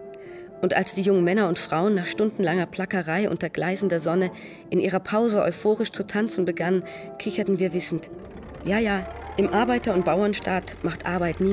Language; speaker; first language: German; native; German